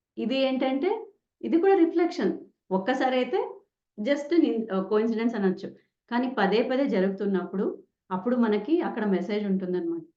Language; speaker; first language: Telugu; non-native, local second language; Kannada